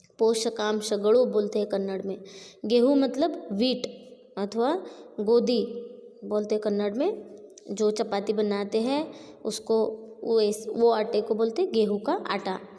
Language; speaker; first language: Hindi; non-native, local second language; Marathi